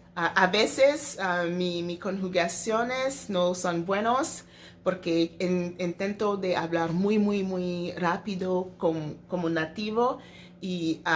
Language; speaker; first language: Spanish; non-native, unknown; English